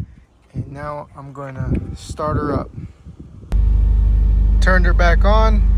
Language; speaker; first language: English; native; English